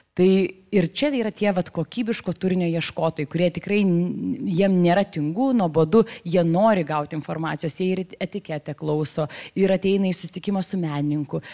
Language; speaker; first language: Lithuanian; native; Lithuanian